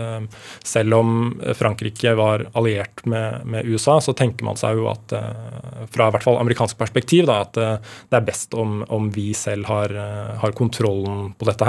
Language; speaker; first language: Norwegian; native; Norwegian